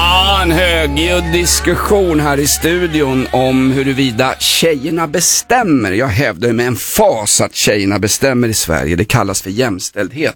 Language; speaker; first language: Swedish; native; Swedish